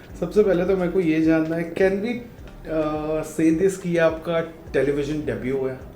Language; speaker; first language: Hindi; native; Hindi